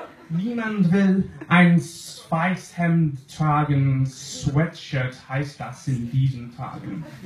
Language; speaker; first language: German; non-native, fluent; English